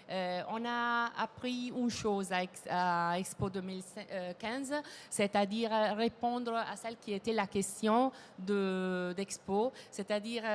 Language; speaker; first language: French; non-native, fluent; Italian